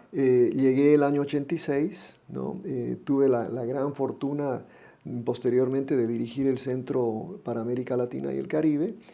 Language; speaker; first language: Spanish; native; Spanish